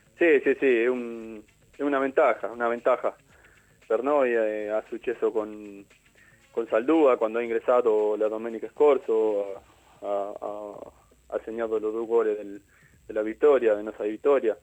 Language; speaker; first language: Italian; non-native, learner; Spanish